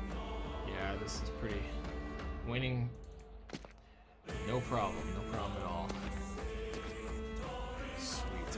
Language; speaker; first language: English; native; English